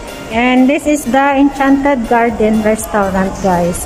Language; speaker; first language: English; non-native, local second language; Filipino